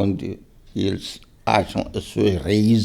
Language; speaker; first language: Portuguese; non-native, local second language; Konkani